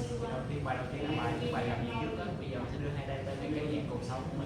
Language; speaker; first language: Vietnamese; native; Vietnamese